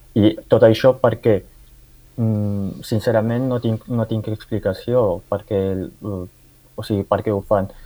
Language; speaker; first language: Catalan; early bilingual, other home language; Arabic